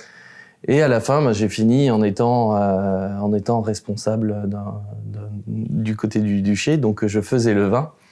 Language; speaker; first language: French; native; French